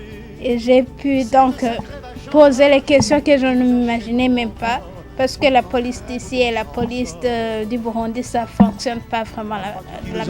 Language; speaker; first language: French; non-native, local second language; Rundi